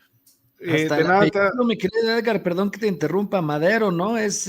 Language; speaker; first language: Spanish; native; Spanish